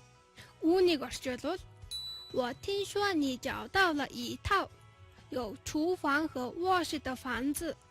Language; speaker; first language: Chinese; non-native, fluent; Mongolian